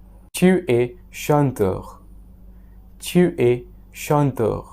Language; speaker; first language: French; non-native, fluent; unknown